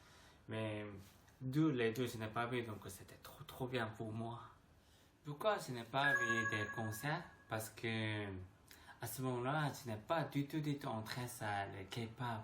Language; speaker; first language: French; non-native, learner; Korean